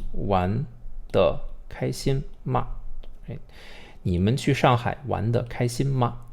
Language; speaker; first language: Chinese; non-native, fluent; English